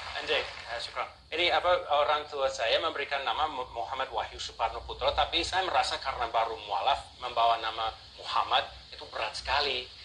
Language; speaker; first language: Indonesian; non-native, fluent; English